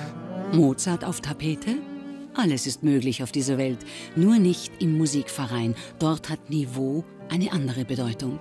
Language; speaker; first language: German; native; German